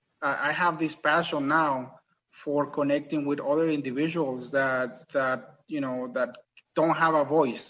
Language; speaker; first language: English; non-native, fluent; Spanish